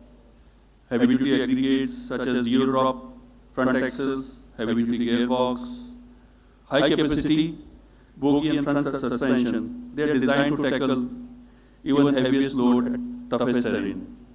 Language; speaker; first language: English; non-native, local second language; Hindi